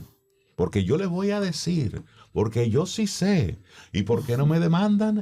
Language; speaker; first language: Spanish; native; Spanish